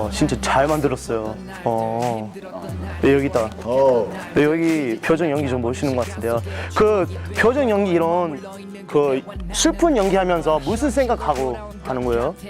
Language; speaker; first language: Korean; non-native, fluent; English